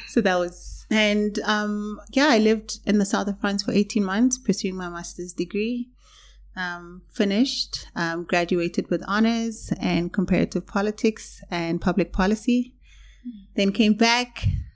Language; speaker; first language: English; non-native, local second language; Zulu